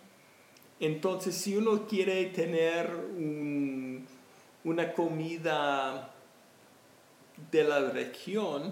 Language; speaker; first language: Spanish; non-native, fluent; English